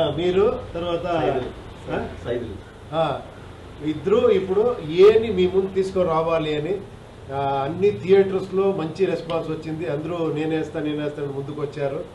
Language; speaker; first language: Telugu; non-native, learner; Kannada